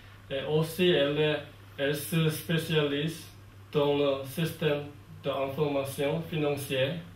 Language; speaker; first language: French; non-native, learner; Korean